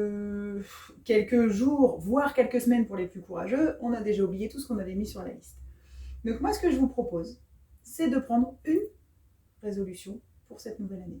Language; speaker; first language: French; native; French